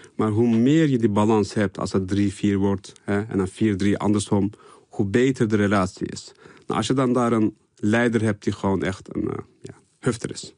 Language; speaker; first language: Dutch; early bilingual, other home language; Turkish